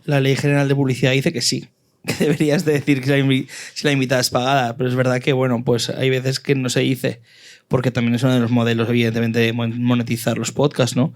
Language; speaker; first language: Spanish; native; Spanish